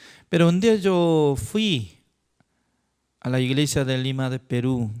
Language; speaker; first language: Spanish; non-native, learner; Korean